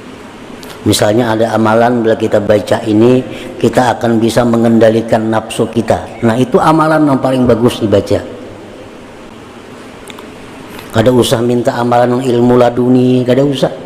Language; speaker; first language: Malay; non-native, local second language; Banjar